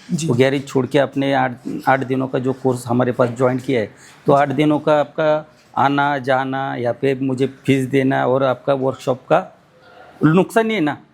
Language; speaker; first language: Hindi; non-native, local second language; Marathi